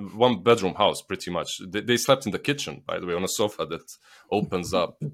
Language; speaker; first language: English; non-native, fluent; Bosnian